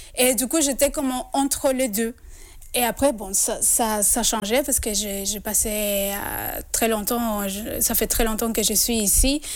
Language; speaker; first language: French; non-native, fluent; Spanish